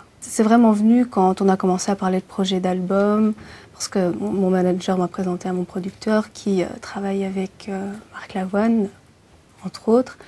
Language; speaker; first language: French; early bilingual, other home language; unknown